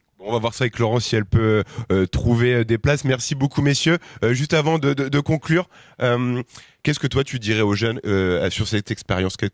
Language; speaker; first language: French; native; French